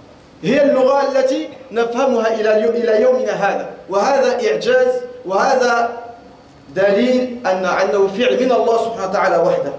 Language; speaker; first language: Arabic; non-native, fluent; French